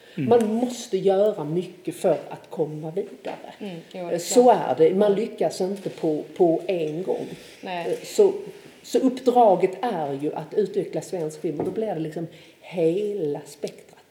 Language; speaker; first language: Swedish; native; Swedish